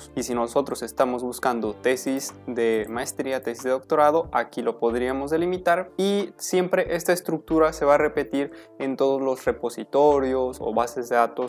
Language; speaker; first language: Spanish; native; Spanish